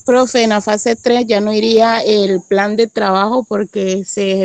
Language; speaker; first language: Spanish; native; Spanish